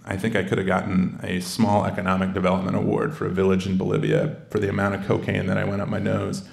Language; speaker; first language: English; native; English